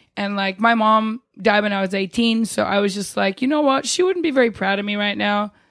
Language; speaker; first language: English; native; English